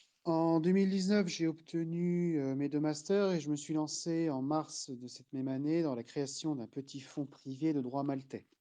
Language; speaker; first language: French; native; French